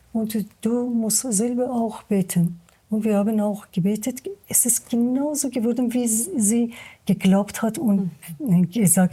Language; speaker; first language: German; non-native, learner; Persian